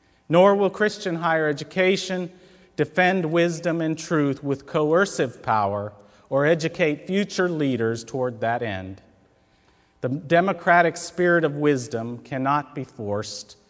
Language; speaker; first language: English; native; English